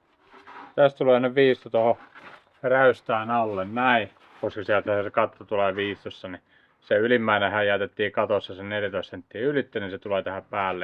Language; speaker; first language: Finnish; native; Finnish